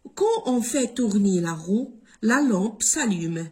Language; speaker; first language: French; non-native, local second language; Arabic